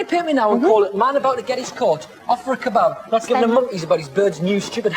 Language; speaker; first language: English; native; English